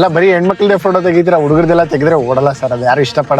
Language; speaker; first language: Kannada; native; Kannada